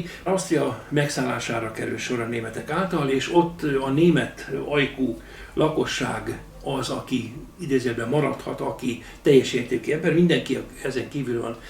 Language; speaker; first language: Hungarian; native; Hungarian